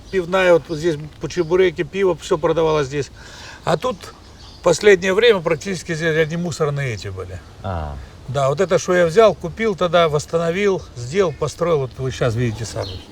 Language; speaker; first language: Russian; native; Russian